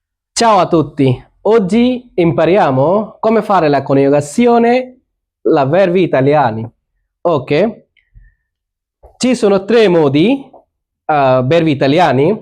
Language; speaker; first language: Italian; non-native, learner; Bangla